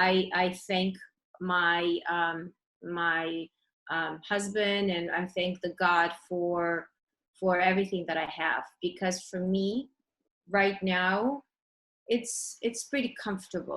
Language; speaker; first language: English; early bilingual, other home language; Russian